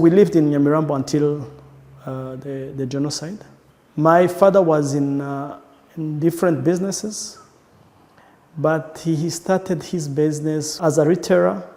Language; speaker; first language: English; non-native, local second language; Kinyarwanda